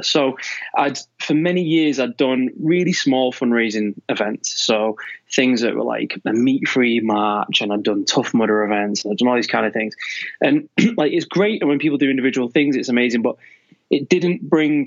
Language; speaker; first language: English; native; English